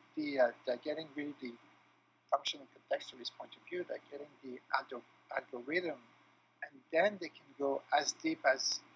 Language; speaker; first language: English; non-native, fluent; French